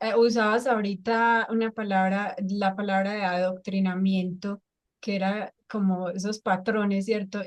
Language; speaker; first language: Spanish; native; Spanish